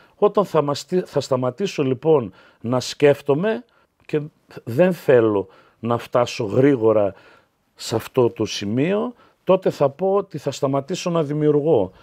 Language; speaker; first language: Greek; native; Greek